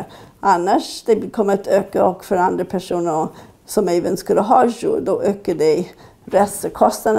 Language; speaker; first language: Swedish; non-native, fluent; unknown